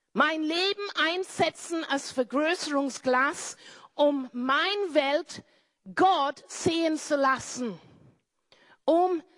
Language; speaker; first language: German; non-native, fluent; English